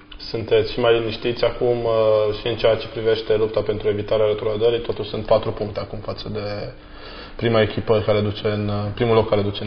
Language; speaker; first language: Romanian; native; Romanian